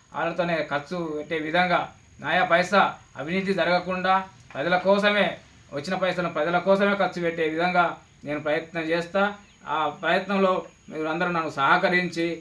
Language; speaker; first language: Telugu; native; Telugu